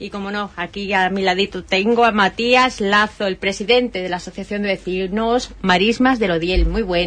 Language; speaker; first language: Spanish; native; Spanish